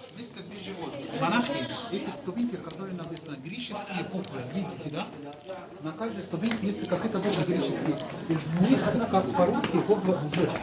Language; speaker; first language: Russian; non-native, learner; Arabic